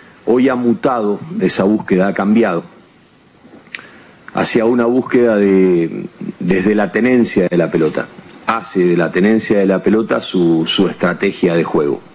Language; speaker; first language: Spanish; native; Spanish